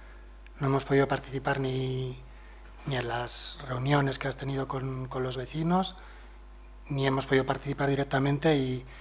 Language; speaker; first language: Spanish; non-native, local second language; Basque